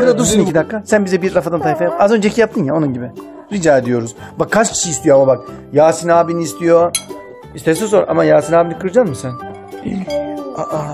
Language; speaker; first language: Turkish; native; Turkish